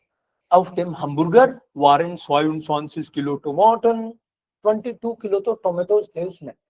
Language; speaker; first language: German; non-native, fluent; Hindi